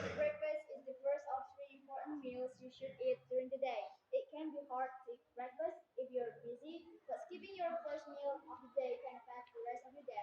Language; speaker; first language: English; non-native, learner; Indonesian